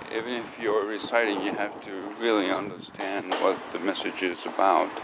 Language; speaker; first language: English; non-native, fluent; Japanese